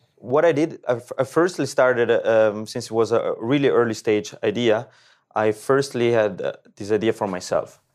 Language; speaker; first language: English; non-native, fluent; Italian